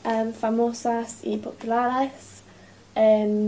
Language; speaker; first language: Spanish; non-native, learner; English